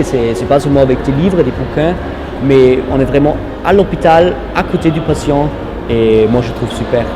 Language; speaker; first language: French; non-native, fluent; German